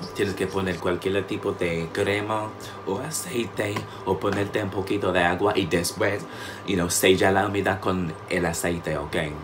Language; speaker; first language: Spanish; non-native, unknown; English